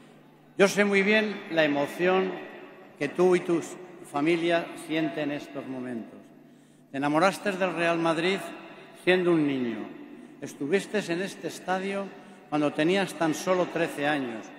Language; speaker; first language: Spanish; native; Spanish